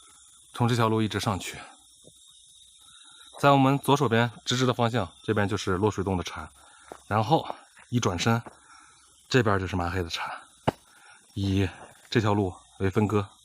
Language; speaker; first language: Chinese; native; Chinese